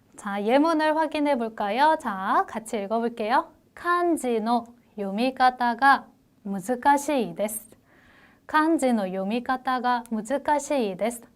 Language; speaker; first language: Korean; native; Korean